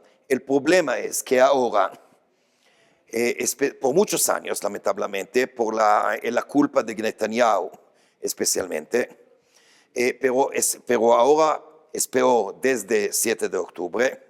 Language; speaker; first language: Spanish; non-native, fluent; Hebrew